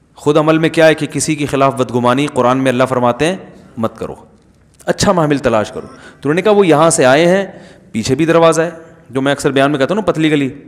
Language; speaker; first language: Urdu; native; Urdu